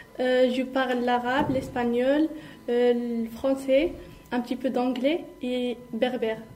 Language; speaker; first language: French; non-native, local second language; Arabic